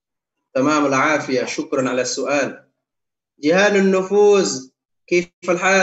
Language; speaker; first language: Arabic; non-native, fluent; Indonesian